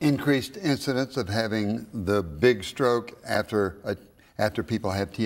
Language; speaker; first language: English; native; English